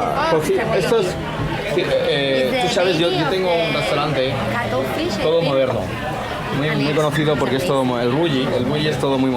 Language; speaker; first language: Spanish; native; Spanish